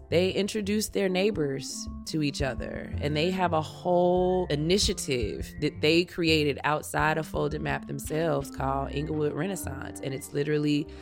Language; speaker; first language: English; native; English